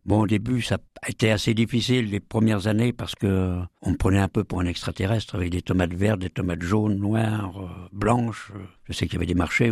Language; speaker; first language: French; native; French